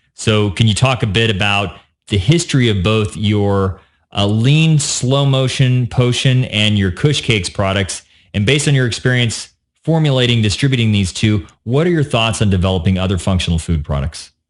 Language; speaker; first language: English; native; English